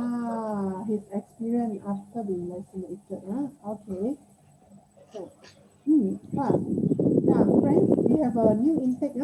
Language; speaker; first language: English; non-native, local second language; Chinese